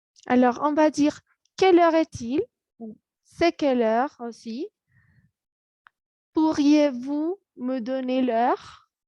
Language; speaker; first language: French; non-native, fluent; Spanish